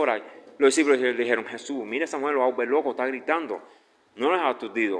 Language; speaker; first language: Spanish; native; Spanish